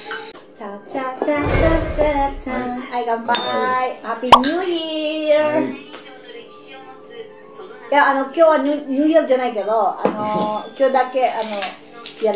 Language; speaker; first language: Japanese; non-native, learner; Filipino